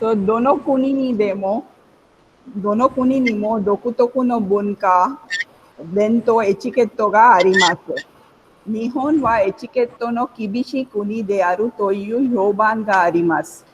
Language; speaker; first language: Japanese; non-native, fluent; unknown